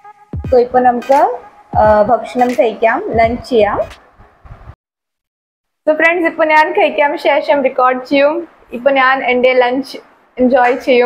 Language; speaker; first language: Malayalam; non-native, learner; Hindi